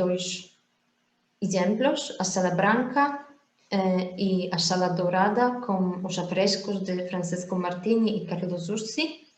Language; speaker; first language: Portuguese; non-native, fluent; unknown